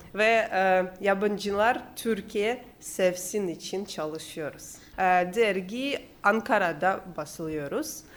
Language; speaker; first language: Turkish; non-native, fluent; Russian